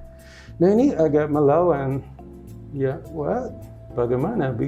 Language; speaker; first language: Indonesian; non-native, local second language; English